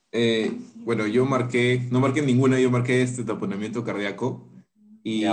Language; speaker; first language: Spanish; native; Spanish